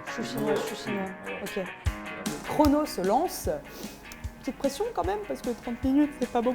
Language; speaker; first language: French; native; French